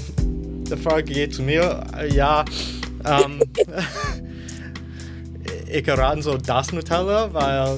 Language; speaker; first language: German; non-native, learner; English